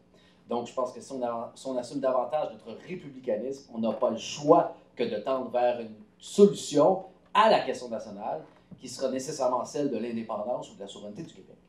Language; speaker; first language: French; native; French